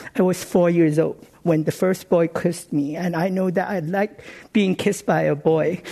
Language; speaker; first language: English; non-native, local second language; Cantonese